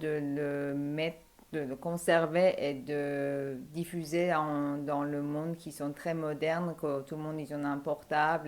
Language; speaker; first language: French; non-native, fluent; Persian